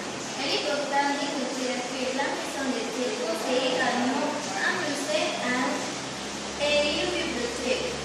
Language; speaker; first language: French; non-native, learner; Spanish